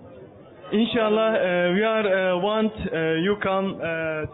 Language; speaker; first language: English; non-native, learner; Turkish